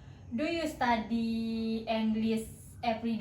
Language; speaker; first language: English; non-native, learner; Indonesian